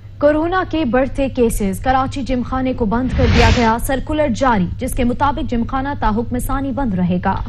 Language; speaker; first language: Urdu; native; Urdu